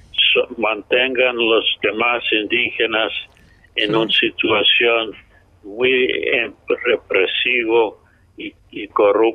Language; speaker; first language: Spanish; non-native, fluent; English